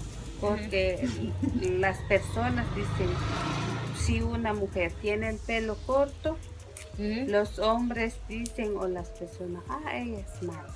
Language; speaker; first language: Spanish; non-native, local second language; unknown